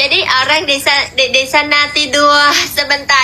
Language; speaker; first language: Indonesian; non-native, learner; Vietnamese